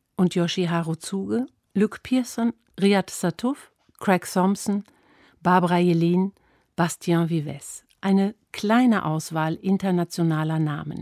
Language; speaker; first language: German; native; German